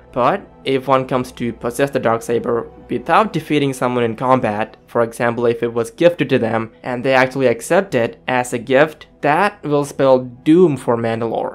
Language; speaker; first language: English; native; English